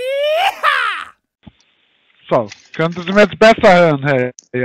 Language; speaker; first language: German; non-native, learner; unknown